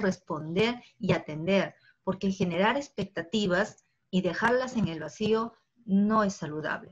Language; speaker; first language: Spanish; native; Spanish